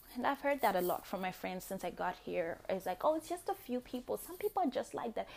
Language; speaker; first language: English; non-native, local second language; Shona